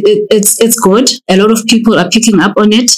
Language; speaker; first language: English; non-native, local second language; Xhosa